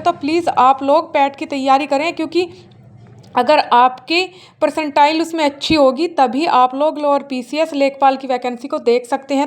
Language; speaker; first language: Hindi; native; Hindi